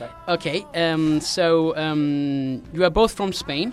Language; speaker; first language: English; non-native, fluent; Spanish